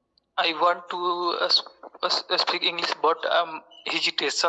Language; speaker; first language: English; non-native, learner; Hindi